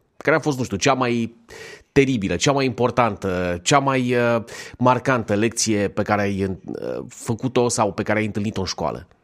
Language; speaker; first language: Romanian; native; Romanian